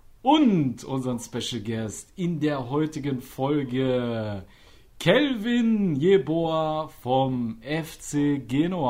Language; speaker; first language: German; native; German